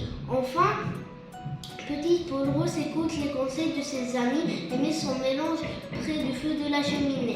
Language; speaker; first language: French; non-native, learner; Arabic